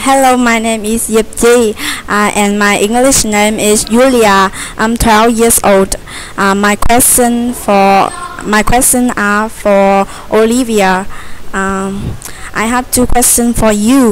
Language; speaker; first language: English; non-native, learner; Vietnamese